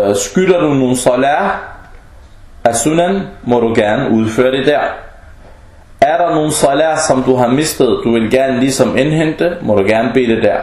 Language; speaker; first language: Danish; non-native, fluent; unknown